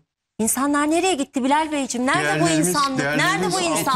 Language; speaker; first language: Turkish; native; Turkish